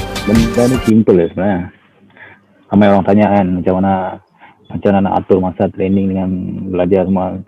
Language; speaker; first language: Malay; non-native, local second language; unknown